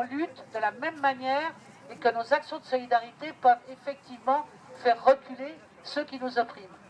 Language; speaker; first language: French; native; French